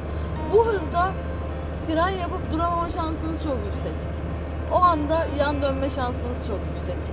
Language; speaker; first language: Turkish; native; Turkish